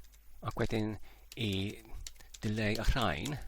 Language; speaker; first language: Welsh; non-native, learner; English